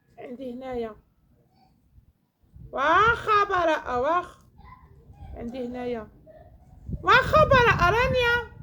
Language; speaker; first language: Arabic; native; Arabic